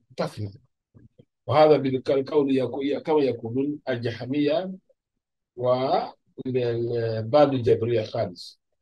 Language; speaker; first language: Arabic; non-native, fluent; Urdu